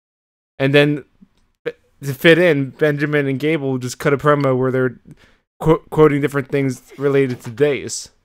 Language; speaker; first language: English; native; English